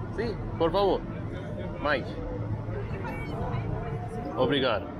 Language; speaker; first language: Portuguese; non-native, learner; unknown